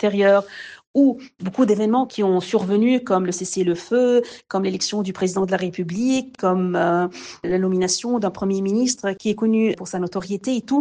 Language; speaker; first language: French; non-native, local second language; Arabic